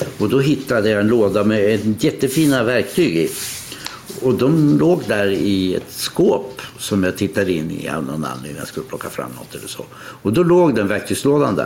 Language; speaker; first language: Swedish; non-native, fluent; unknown